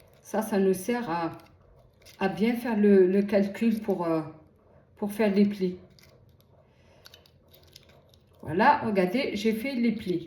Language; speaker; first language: French; native; French